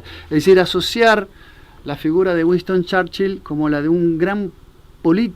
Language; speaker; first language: Spanish; native; Spanish